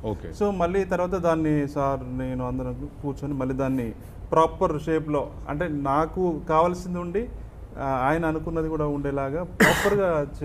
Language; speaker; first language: Telugu; native; Telugu